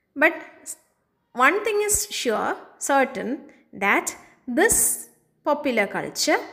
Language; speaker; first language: English; non-native, local second language; Malayalam